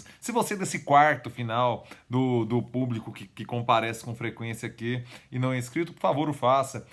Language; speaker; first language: Portuguese; native; Portuguese